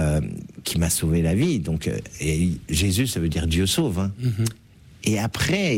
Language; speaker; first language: French; native; French